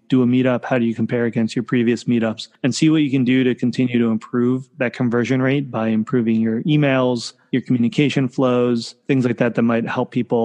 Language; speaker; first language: English; native; English